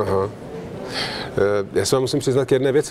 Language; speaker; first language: Czech; native; Czech